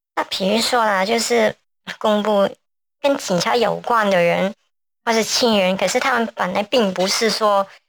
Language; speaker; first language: Chinese; non-native, local second language; Cantonese